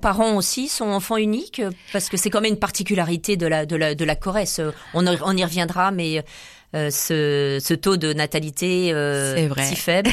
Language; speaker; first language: French; native; French